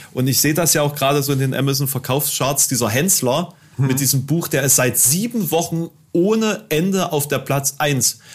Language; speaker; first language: German; native; German